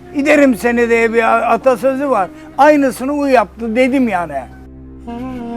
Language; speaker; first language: Turkish; native; Turkish